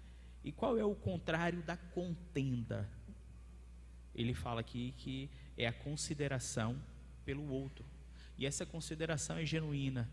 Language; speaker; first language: Portuguese; native; Portuguese